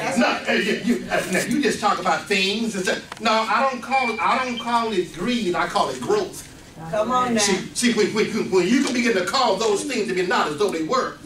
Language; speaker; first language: English; native; English